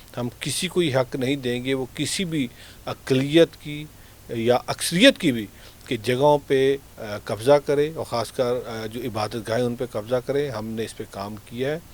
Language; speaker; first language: Urdu; non-native, local second language; Punjabi